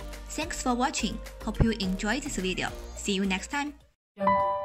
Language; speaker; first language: English; non-native, fluent; Chinese